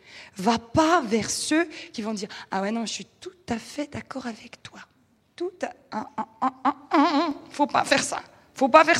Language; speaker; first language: French; native; French